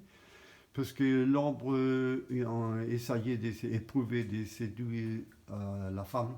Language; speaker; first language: French; non-native, fluent; Spanish